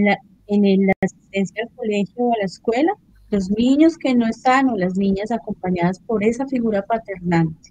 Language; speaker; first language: Spanish; native; Spanish